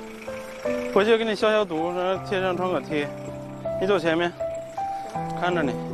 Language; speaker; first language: Chinese; native; Chinese